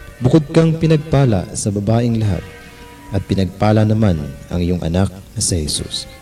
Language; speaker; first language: Filipino; native; Filipino